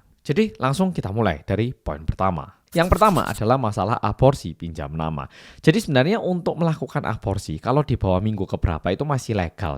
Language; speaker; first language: Indonesian; early bilingual, other home language; Korean